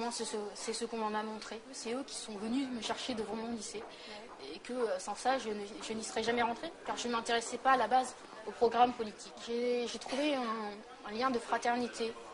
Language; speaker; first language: French; native; French